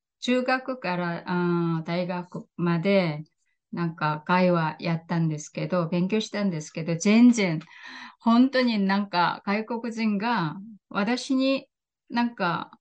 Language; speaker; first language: Japanese; non-native, fluent; Korean